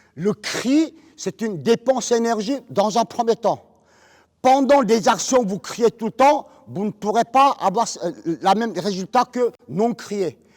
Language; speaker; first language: French; non-native, fluent; Korean